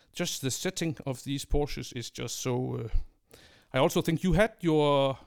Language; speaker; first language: English; non-native, fluent; Danish